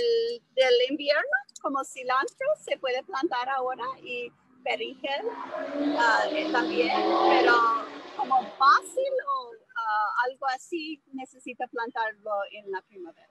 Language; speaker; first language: Spanish; non-native, fluent; English